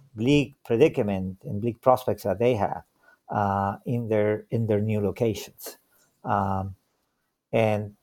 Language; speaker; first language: English; non-native, fluent; Spanish